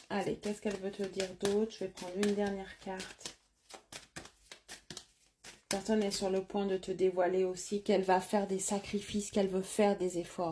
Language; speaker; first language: French; native; French